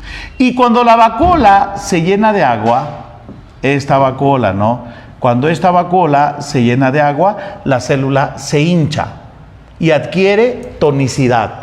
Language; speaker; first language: Spanish; native; Spanish